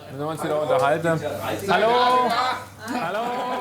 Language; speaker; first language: German; native; German